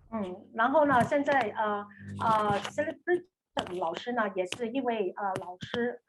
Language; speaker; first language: Chinese; native; Chinese